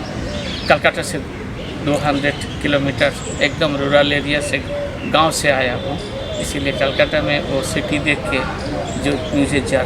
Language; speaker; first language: Hindi; non-native, local second language; Bangla